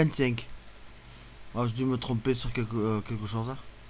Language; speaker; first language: French; native; French